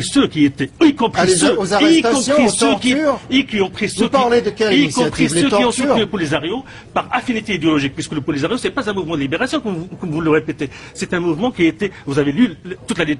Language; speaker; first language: French; non-native, local second language; Arabic